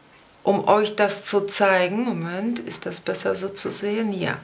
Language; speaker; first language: German; non-native, fluent; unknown